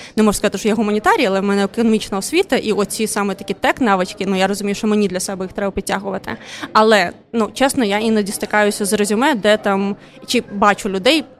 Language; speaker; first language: Ukrainian; non-native, local second language; Russian